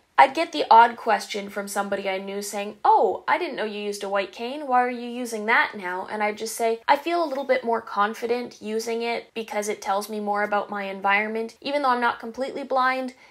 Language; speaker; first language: English; native; English